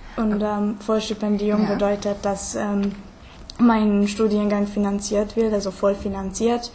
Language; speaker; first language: German; non-native, fluent; Hungarian